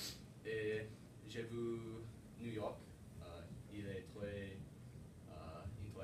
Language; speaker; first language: French; non-native, learner; English